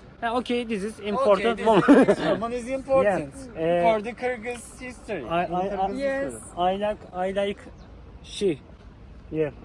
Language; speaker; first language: English; non-native, learner; Turkish